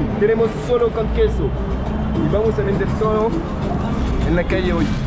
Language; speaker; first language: Spanish; non-native, learner; French